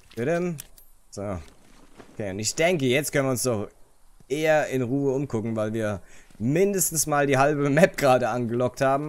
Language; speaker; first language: German; native; German